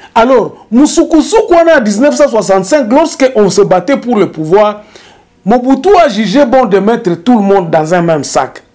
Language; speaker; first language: French; non-native, local second language; Swahili